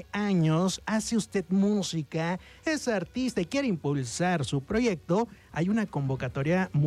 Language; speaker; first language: Spanish; native; Spanish